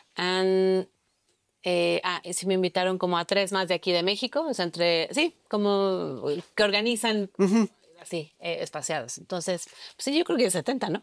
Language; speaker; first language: Spanish; native; Spanish